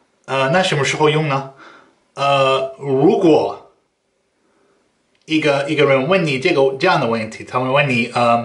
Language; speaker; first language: Chinese; non-native, fluent; Dutch